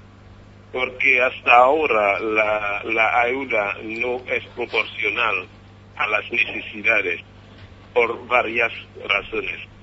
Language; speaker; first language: Spanish; non-native, fluent; Haitian Creole